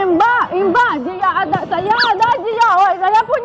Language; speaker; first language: Indonesian; non-native, learner; Russian